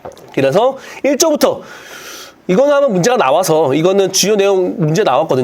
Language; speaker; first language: Korean; native; Korean